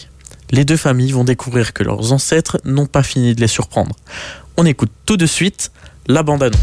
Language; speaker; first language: French; native; French